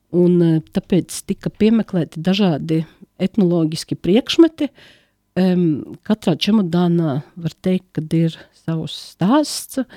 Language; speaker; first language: Latvian; native; Latvian